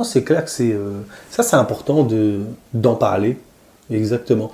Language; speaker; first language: French; native; French